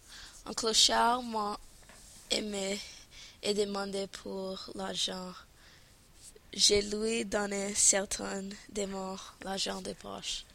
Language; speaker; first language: French; non-native, learner; English